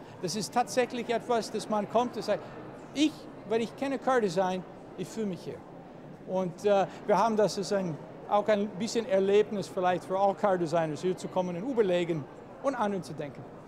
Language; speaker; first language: German; non-native, fluent; English